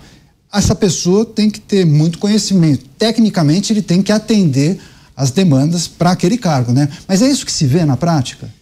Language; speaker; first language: Portuguese; native; Portuguese